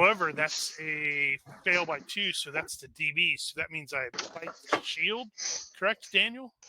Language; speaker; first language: English; native; English